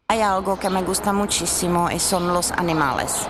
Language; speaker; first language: Spanish; non-native, learner; Czech